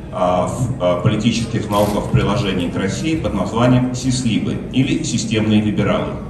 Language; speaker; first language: Russian; native; Russian